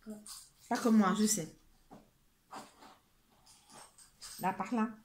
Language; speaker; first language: French; native; French